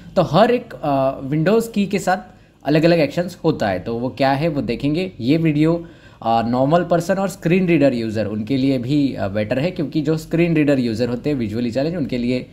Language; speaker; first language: Hindi; non-native, local second language; Marathi